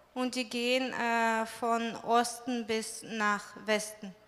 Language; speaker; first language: German; non-native, fluent; Russian